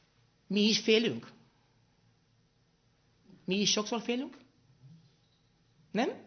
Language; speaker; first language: Hungarian; non-native, fluent; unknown